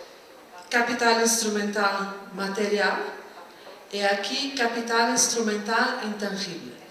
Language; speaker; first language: Spanish; non-native, fluent; Portuguese